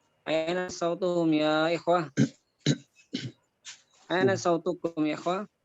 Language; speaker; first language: Arabic; non-native, fluent; Indonesian